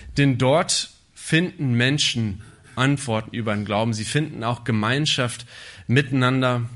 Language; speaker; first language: German; native; German